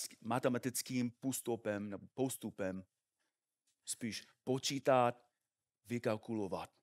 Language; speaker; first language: Czech; non-native, fluent; English